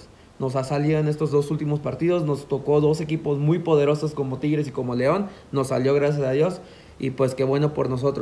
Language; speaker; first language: Spanish; native; Spanish